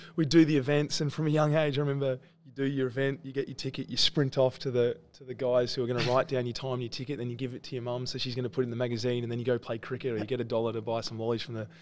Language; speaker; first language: English; native; English